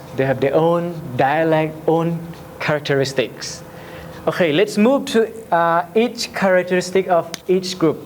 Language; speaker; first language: English; non-native, learner; Lao